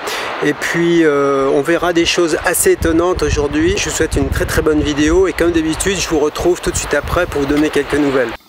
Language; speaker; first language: French; native; French